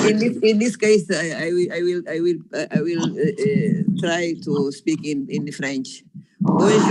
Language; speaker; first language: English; non-native, learner; Portuguese